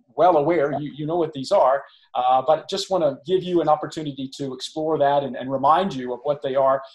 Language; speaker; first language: English; native; English